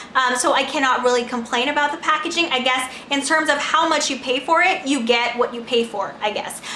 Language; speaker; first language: English; non-native, local second language; Filipino